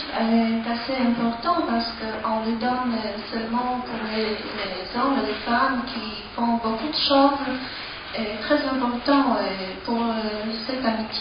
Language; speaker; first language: French; non-native, learner; Polish